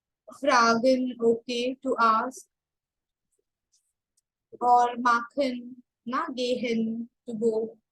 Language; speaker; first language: German; non-native, fluent; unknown